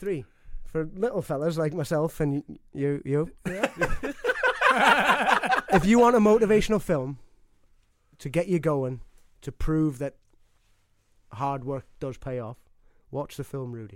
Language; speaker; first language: English; native; English